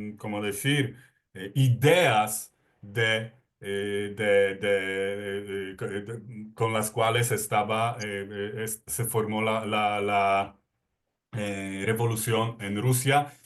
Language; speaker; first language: Spanish; non-native, fluent; Polish